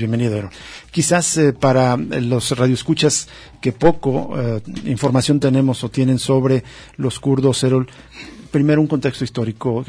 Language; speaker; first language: Spanish; native; Spanish